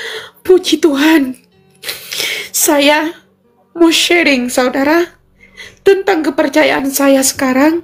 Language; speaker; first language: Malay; non-native, local second language; Madurese